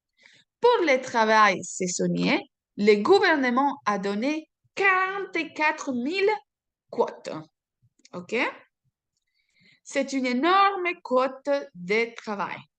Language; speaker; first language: French; non-native, fluent; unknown